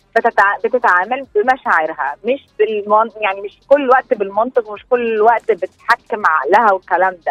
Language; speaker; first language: Arabic; native; Arabic